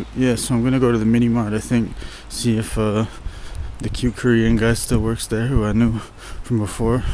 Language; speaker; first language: English; native; English